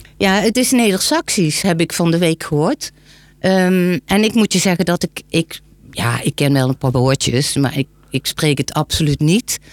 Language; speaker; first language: Dutch; native; Dutch